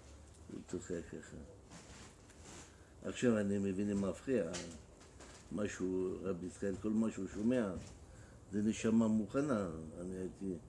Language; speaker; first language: Hebrew; non-native, fluent; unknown